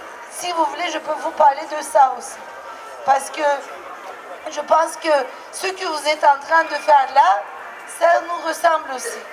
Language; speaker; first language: French; non-native, fluent; Turkish